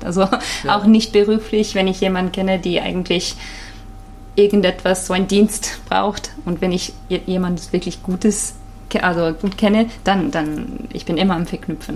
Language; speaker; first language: German; non-native, fluent; Japanese